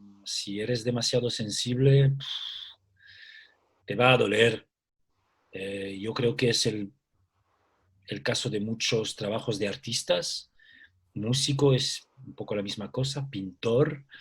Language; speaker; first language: Spanish; early bilingual, heritage; Spanish